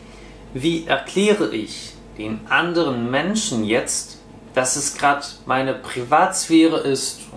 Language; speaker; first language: German; non-native, fluent; Russian